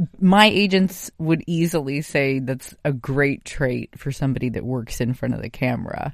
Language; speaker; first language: English; native; English